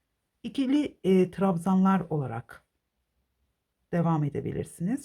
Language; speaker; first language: Turkish; native; Turkish